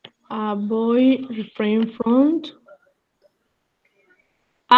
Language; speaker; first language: English; non-native, learner; Spanish